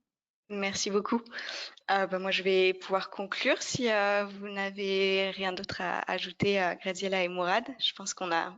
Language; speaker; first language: French; native; French